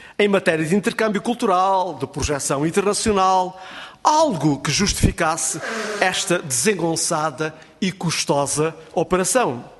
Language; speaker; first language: Portuguese; native; Portuguese